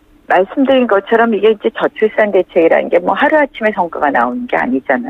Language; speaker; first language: Korean; native; Korean